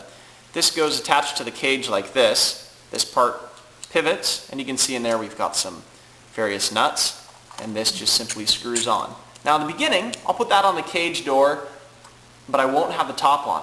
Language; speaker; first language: English; native; English